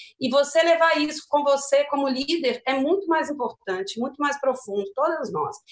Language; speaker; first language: Portuguese; native; Portuguese